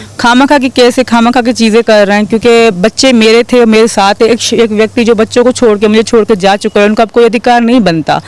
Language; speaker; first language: Urdu; non-native, local second language; Sindhi